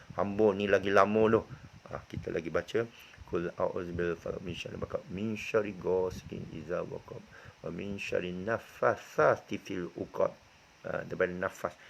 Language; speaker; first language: Malay; non-native, local second language; Chinese